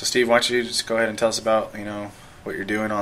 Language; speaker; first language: English; native; English